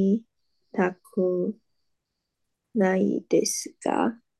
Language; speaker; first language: Japanese; non-native, learner; Chinese